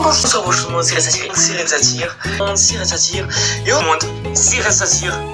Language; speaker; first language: French; native; French